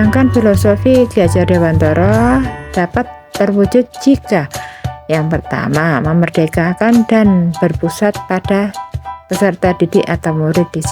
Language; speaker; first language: Indonesian; native; Indonesian